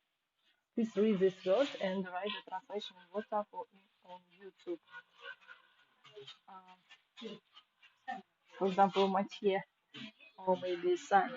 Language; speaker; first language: English; non-native, fluent; Russian